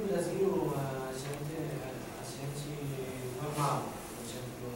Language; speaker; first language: Portuguese; non-native, learner; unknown